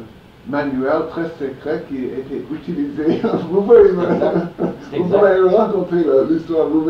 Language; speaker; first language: French; non-native, fluent; English